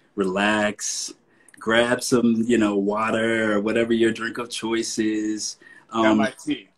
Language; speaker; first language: English; native; English